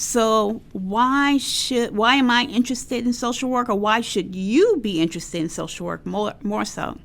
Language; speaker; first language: English; native; English